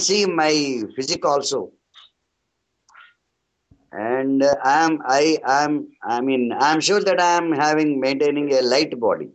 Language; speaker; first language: English; non-native, local second language; Telugu